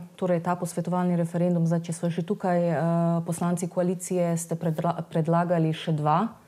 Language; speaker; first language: Slovenian; native; Slovenian